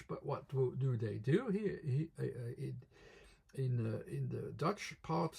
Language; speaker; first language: English; non-native, fluent; Dutch